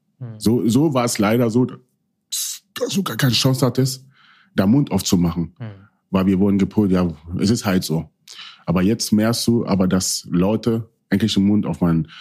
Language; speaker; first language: German; early bilingual, other home language; Akan